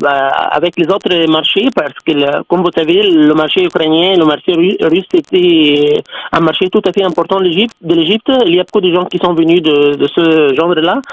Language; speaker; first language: French; non-native, fluent; Arabic